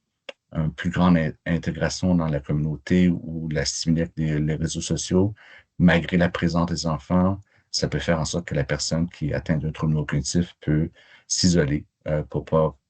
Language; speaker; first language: French; native; French